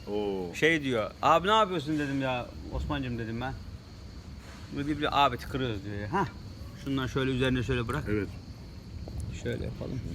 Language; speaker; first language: Turkish; native; Turkish